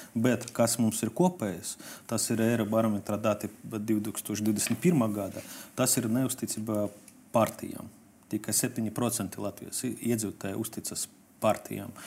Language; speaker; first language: Latvian; non-native, local second language; Russian